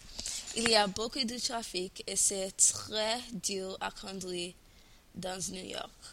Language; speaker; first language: French; non-native, learner; English